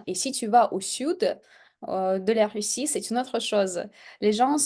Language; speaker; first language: French; non-native, fluent; Russian